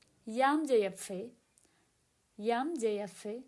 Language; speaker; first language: Hebrew; non-native, learner; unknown